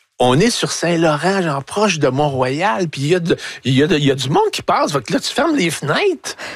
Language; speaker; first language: French; native; French